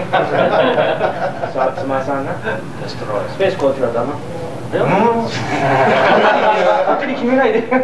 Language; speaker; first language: Japanese; non-native, learner; English